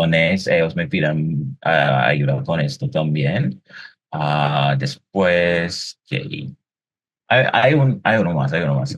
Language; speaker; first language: Spanish; non-native, fluent; English